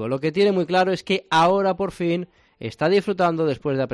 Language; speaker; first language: Spanish; native; Spanish